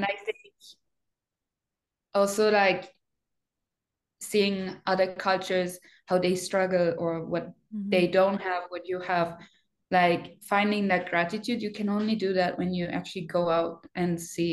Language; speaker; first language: English; non-native, fluent; German